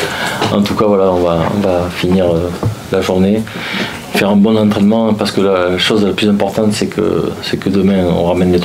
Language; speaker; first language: French; native; French